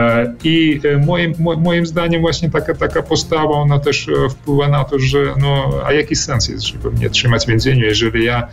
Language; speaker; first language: Polish; early bilingual, heritage; Polish